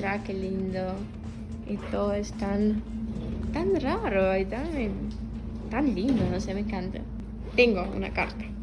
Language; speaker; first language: Spanish; non-native, learner; Ukrainian